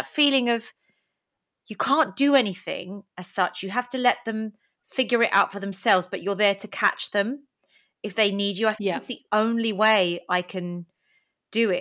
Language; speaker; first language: English; early bilingual, other home language; Greek